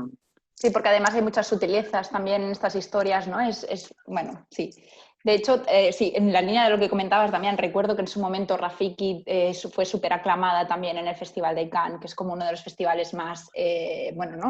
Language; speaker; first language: Spanish; early bilingual, other home language; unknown